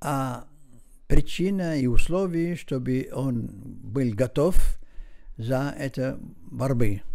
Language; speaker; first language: Russian; non-native, learner; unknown